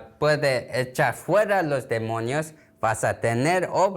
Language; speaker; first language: Spanish; non-native, learner; Korean